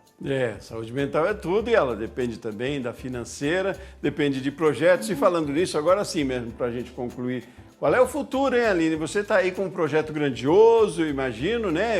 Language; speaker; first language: Portuguese; native; Portuguese